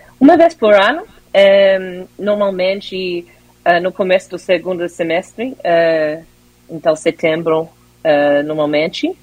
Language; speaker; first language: Portuguese; non-native, fluent; English